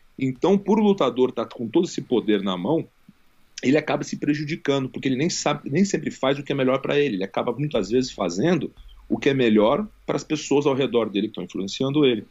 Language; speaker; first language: Portuguese; native; Portuguese